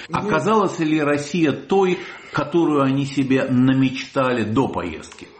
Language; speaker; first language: Russian; native; Russian